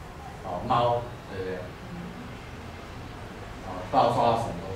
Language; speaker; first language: Chinese; native; Chinese